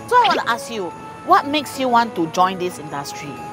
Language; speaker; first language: English; non-native, local second language; Chinese